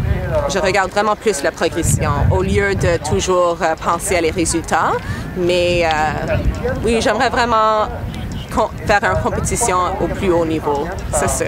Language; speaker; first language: French; non-native, local second language; English